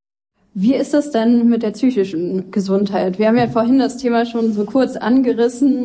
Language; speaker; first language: German; native; German